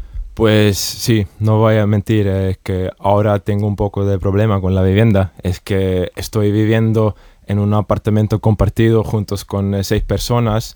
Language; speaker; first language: Spanish; non-native, fluent; Estonian